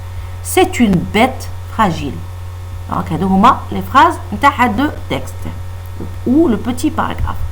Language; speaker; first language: French; non-native, local second language; Arabic